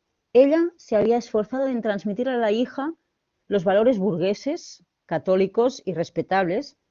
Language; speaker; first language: Spanish; native; Spanish